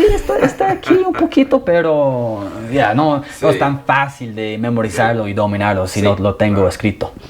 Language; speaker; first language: Spanish; non-native, fluent; English